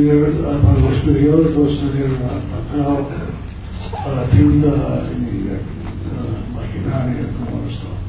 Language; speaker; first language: Spanish; non-native, learner; English